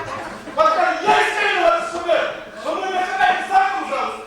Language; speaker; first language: Dutch; non-native, local second language; Papiamento